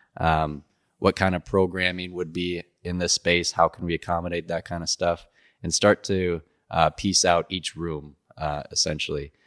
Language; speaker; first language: English; native; English